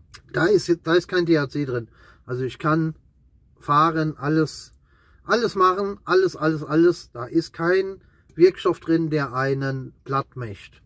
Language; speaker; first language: German; native; German